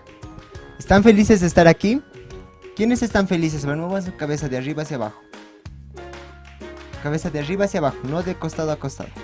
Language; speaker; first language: Spanish; native; Spanish